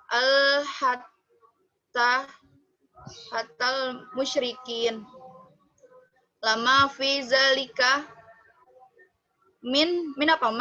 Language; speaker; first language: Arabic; non-native, learner; Indonesian